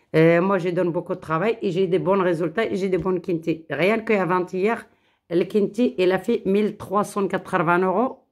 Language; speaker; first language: French; non-native, local second language; Arabic